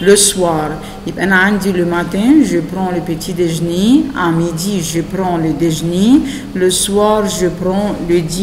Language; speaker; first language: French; non-native, fluent; Arabic